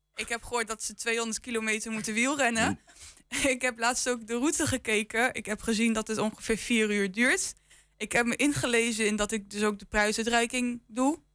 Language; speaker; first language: Dutch; native; Dutch